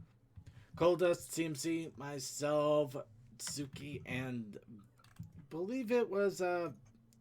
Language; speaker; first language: English; native; English